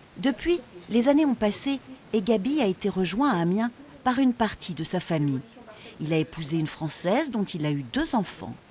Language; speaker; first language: French; native; French